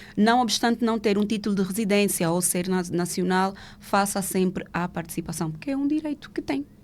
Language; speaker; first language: Portuguese; native; Portuguese